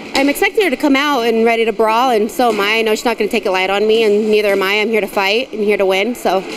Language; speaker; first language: English; native; English